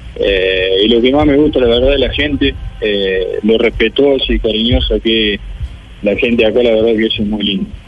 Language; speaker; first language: Spanish; native; Spanish